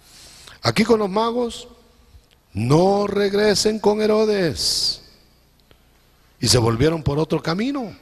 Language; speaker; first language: Spanish; native; Spanish